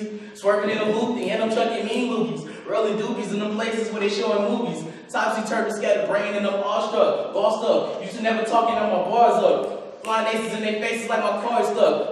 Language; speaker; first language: English; native; English